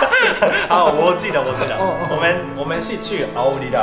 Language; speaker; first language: Chinese; non-native, fluent; Japanese